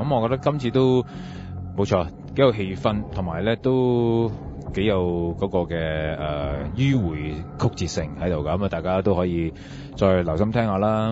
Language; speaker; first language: Cantonese; native; Cantonese